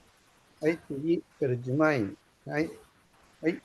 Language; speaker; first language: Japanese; non-native, fluent; Indonesian